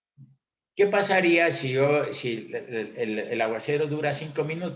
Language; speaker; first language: Spanish; native; Spanish